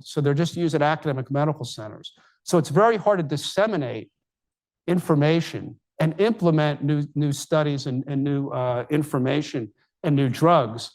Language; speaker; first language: English; native; English